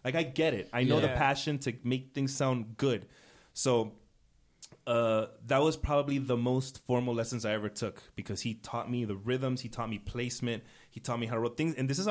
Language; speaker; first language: English; native; English